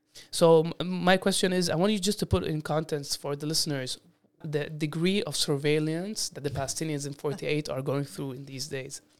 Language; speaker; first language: English; non-native, fluent; Arabic